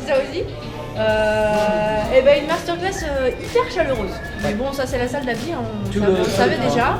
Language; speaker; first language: French; native; French